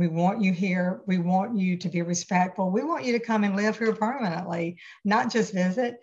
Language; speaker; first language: English; native; English